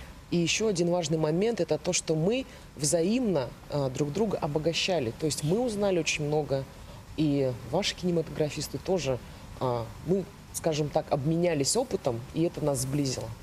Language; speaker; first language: Russian; native; Russian